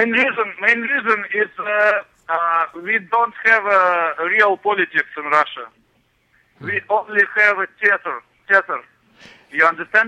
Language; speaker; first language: English; non-native, learner; Russian